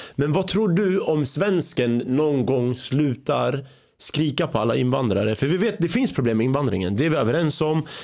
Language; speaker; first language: Swedish; early bilingual, other home language; Arabic